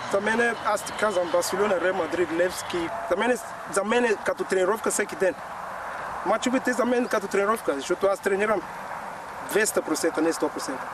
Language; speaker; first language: Bulgarian; non-native, learner; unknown